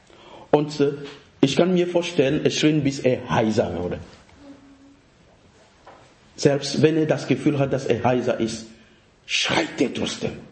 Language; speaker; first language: German; non-native, fluent; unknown